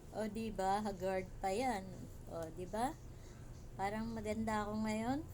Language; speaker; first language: Filipino; native; Filipino